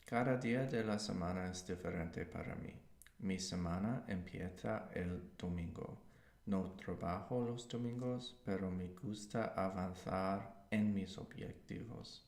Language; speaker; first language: Spanish; non-native, learner; English